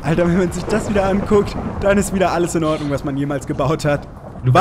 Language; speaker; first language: German; native; German